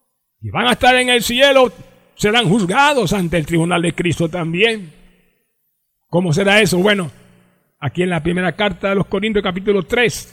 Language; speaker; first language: Spanish; native; Spanish